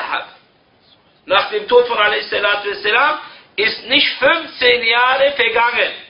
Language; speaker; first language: German; non-native, fluent; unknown